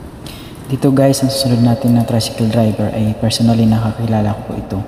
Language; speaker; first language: Filipino; native; Filipino